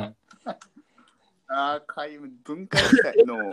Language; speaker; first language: Japanese; native; Japanese